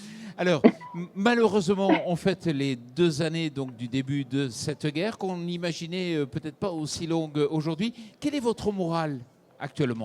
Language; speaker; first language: French; native; French